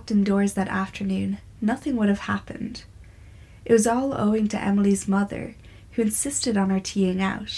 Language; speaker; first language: English; native; English